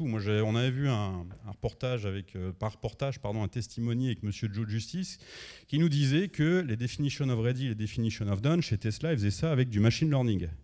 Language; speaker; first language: French; native; French